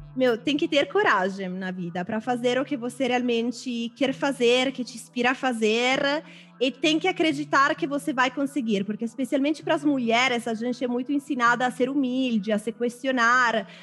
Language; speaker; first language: Portuguese; non-native, fluent; Italian